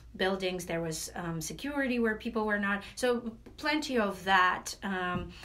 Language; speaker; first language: English; non-native, fluent; Latvian